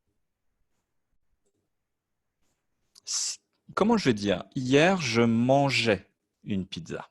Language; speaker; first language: French; native; French